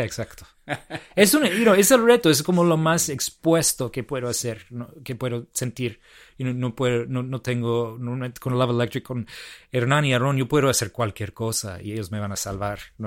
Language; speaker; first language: Spanish; non-native, fluent; English